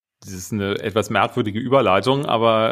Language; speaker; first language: German; native; German